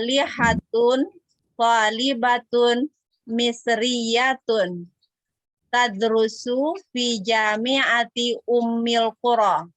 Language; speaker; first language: Arabic; non-native, learner; Indonesian